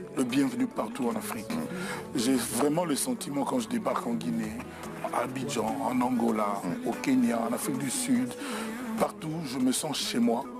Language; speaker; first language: French; non-native, local second language; Lingala